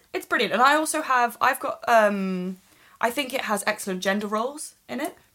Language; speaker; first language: English; native; English